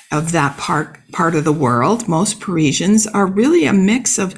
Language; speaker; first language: English; native; English